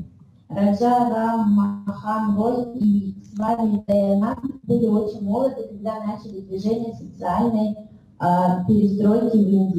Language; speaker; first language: Russian; native; Russian